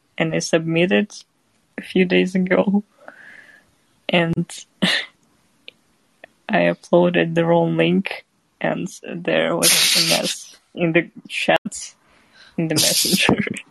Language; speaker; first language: English; non-native, fluent; Russian